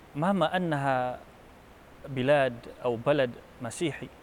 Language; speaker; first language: Arabic; non-native, fluent; Filipino